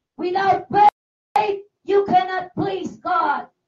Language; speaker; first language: English; non-native, local second language; Filipino